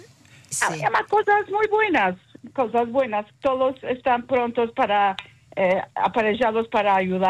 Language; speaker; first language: Spanish; early bilingual, heritage; Ladino